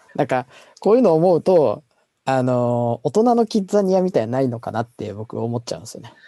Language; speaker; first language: Japanese; native; Japanese